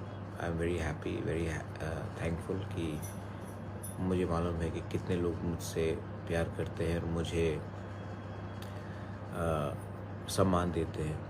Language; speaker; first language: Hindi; non-native, local second language; Kok Borok